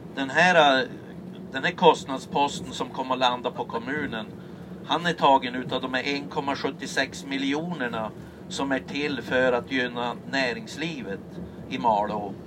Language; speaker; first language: Swedish; native; Swedish